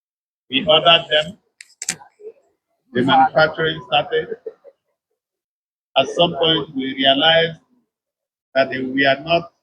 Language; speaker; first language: English; non-native, local second language; Igbo